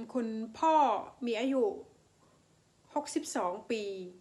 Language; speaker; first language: Thai; non-native, learner; Khmer